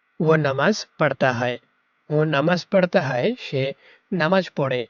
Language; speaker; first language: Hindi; non-native, learner; Bangla